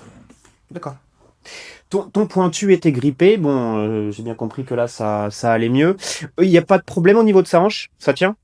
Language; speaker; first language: French; native; French